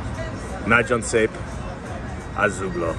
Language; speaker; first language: Hungarian; non-native, learner; English